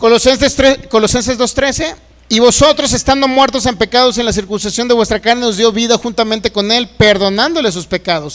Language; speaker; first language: Spanish; native; Spanish